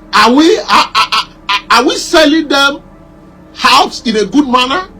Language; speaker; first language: English; non-native, local second language; Yoruba